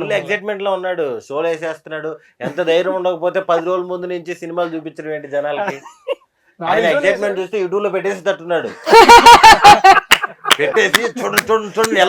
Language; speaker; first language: Telugu; native; Telugu